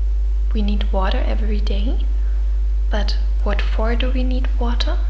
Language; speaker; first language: English; non-native, fluent; German